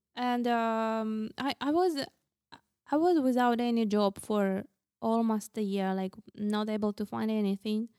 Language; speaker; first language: English; non-native, fluent; Russian